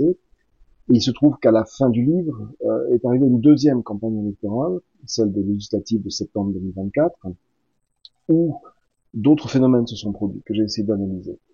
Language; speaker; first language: French; native; French